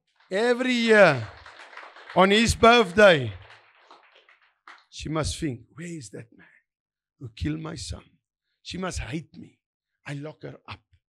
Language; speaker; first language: English; non-native, learner; Afrikaans